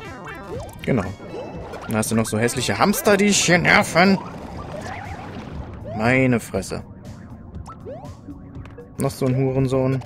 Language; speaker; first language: German; native; German